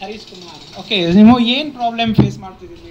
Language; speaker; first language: Kannada; non-native, learner; Hindi